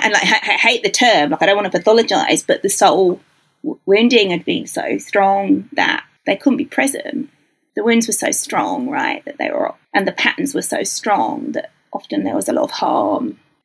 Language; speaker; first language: English; native; English